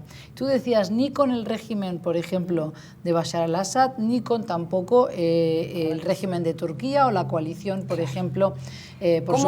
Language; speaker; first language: Spanish; native; Spanish